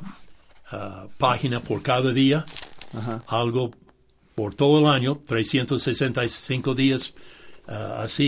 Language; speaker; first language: Spanish; non-native, fluent; English